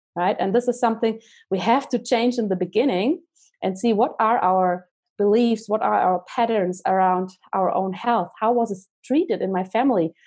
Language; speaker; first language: English; non-native, fluent; German